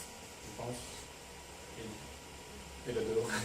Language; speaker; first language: French; non-native, learner; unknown